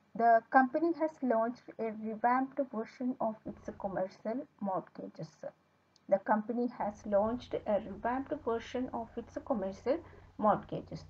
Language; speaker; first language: English; non-native, local second language; Malayalam